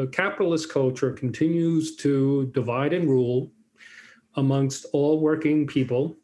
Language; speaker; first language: English; native; English